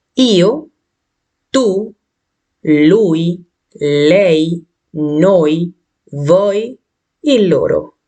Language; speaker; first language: Italian; non-native, fluent; Spanish